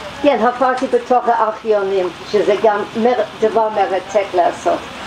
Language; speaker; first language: Hebrew; non-native, fluent; English